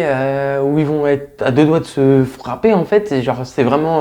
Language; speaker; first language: French; native; French